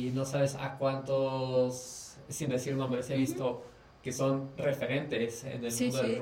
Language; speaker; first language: Spanish; native; Spanish